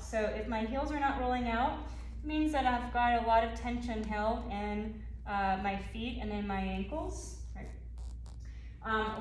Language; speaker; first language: English; native; English